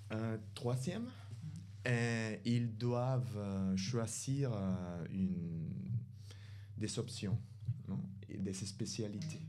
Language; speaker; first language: French; non-native, fluent; Spanish